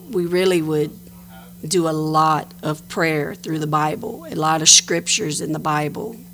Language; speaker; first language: English; native; English